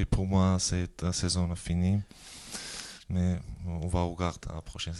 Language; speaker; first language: French; non-native, learner; Georgian